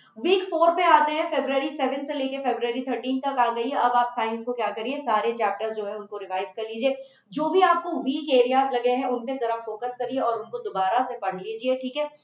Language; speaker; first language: Hindi; non-native, local second language; Bangla